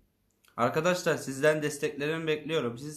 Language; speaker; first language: Turkish; native; Turkish